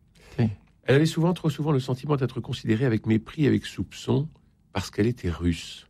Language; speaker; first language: French; native; French